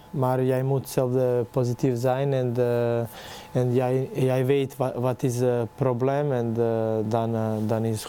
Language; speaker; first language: Dutch; non-native, learner; Serbian